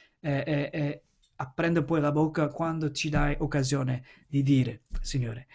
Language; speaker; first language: Italian; non-native, fluent; English